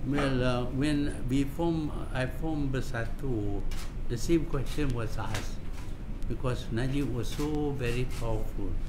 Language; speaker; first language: English; non-native, local second language; Malay